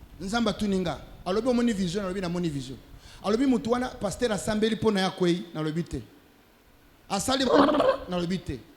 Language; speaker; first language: Lingala; non-native, local second language; Swahili